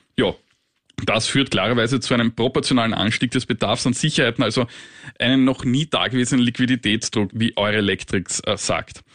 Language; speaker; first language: German; native; German